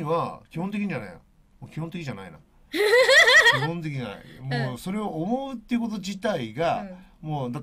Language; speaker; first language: Japanese; native; Japanese